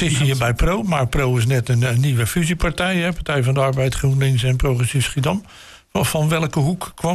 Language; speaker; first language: Dutch; native; Dutch